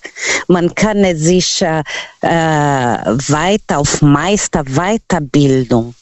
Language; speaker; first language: German; non-native, fluent; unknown